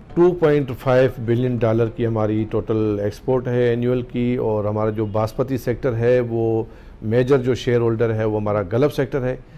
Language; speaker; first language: Urdu; native; Urdu